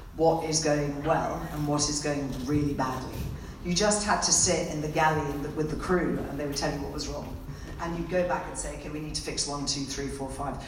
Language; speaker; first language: English; native; English